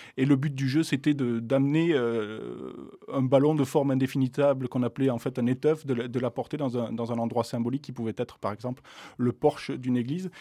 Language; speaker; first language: French; native; French